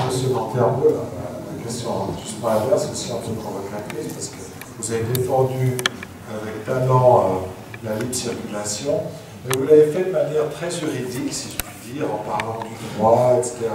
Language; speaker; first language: French; native; French